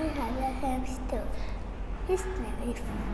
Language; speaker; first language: English; non-native, learner; Vietnamese